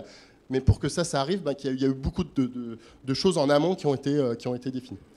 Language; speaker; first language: French; native; French